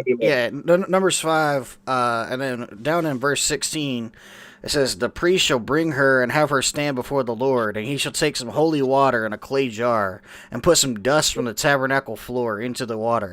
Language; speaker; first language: English; native; English